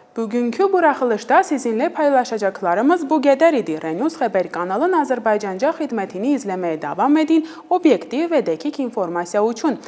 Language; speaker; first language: Azerbaijani; non-native, fluent; Armenian